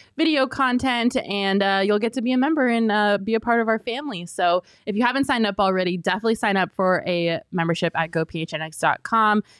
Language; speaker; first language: English; native; English